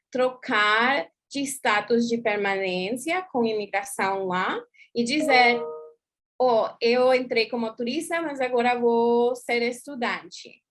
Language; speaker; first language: Portuguese; non-native, fluent; English